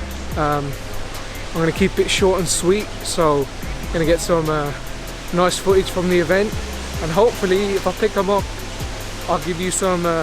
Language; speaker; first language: English; native; English